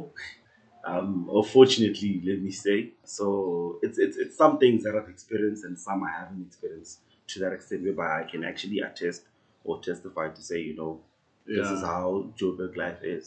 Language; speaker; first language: English; non-native, local second language; Northern Sotho